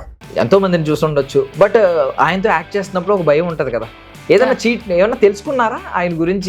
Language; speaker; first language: Telugu; native; Telugu